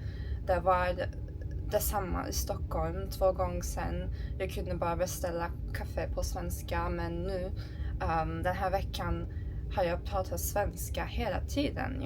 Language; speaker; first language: Swedish; non-native, learner; Turkish